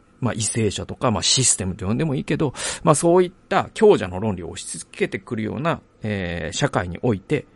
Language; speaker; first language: Japanese; native; Japanese